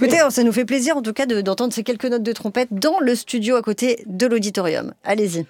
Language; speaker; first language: French; native; French